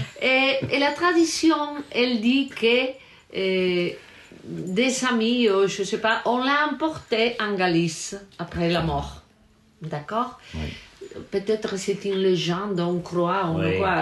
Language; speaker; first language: French; non-native, learner; Galician